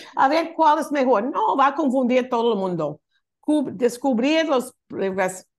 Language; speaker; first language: Spanish; non-native, learner; English